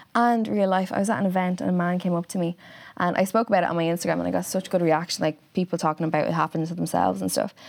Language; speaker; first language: English; native; English